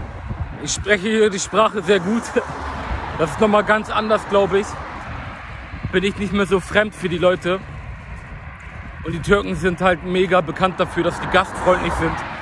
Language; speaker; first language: German; early bilingual, other home language; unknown